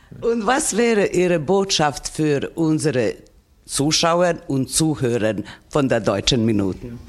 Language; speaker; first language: German; non-native, local second language; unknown